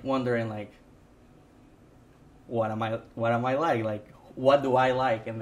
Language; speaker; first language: English; non-native, fluent; Spanish